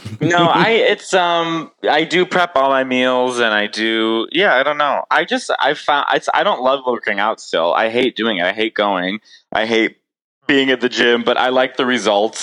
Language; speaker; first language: English; native; English